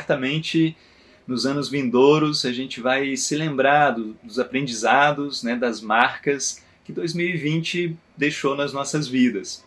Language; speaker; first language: Portuguese; native; Portuguese